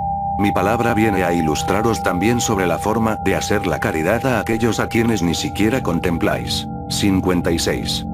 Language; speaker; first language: Spanish; native; Spanish